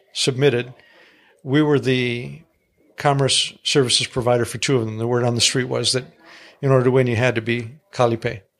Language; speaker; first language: English; early bilingual, other home language; Greek